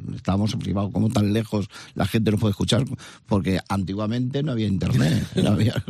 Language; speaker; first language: Spanish; native; Spanish